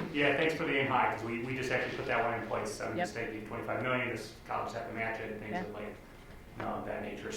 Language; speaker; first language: English; native; English